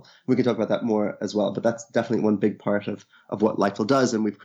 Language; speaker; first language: English; native; English